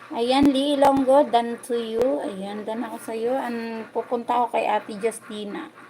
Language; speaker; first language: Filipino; native; Filipino